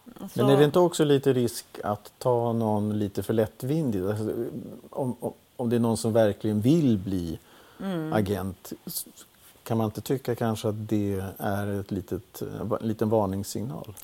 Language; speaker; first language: Swedish; native; Swedish